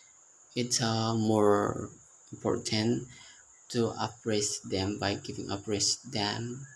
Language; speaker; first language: English; non-native, learner; Indonesian